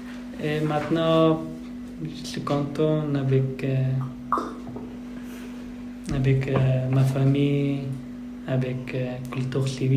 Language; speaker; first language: French; non-native, learner; Persian